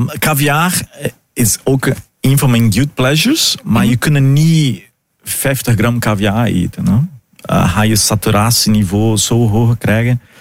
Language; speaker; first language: Dutch; non-native, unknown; Portuguese